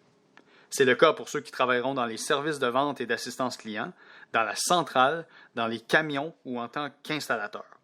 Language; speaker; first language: French; native; French